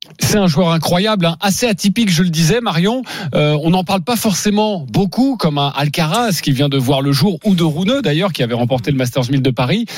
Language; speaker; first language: French; native; French